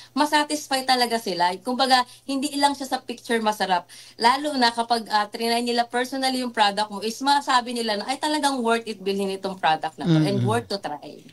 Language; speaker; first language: Filipino; native; Filipino